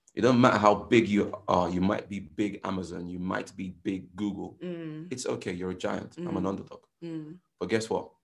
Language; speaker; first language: English; non-native, local second language; Yoruba